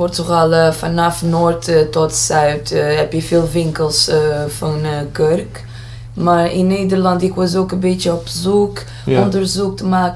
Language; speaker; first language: Dutch; non-native, learner; Portuguese